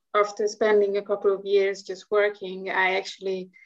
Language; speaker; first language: English; non-native, fluent; Hungarian